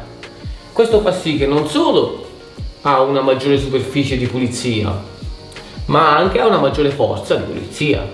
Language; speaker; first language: Italian; native; Italian